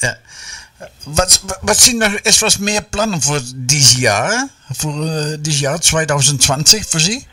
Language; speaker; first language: German; non-native, learner; Dutch